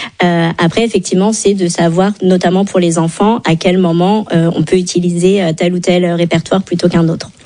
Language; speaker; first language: French; native; French